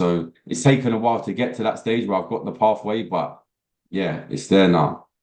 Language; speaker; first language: English; native; English